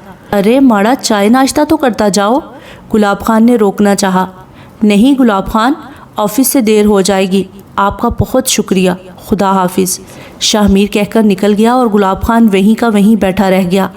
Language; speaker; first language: Urdu; native; Urdu